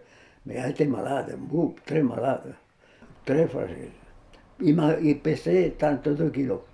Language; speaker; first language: French; non-native, fluent; Spanish